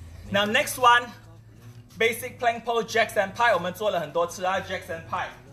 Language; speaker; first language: English; non-native, local second language; Chinese